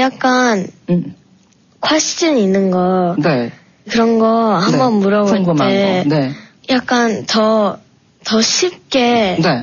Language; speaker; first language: Korean; early bilingual, heritage; Korean